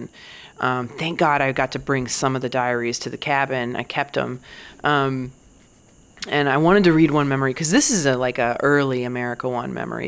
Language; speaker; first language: English; native; English